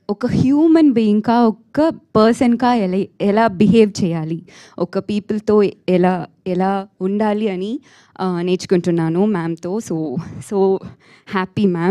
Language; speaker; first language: Telugu; non-native, learner; Tamil